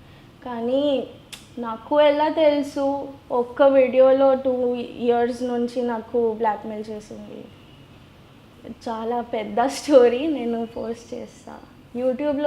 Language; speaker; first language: Telugu; non-native, learner; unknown